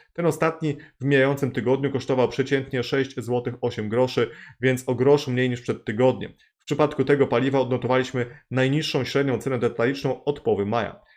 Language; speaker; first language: Polish; native; Polish